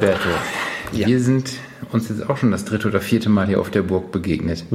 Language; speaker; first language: German; native; German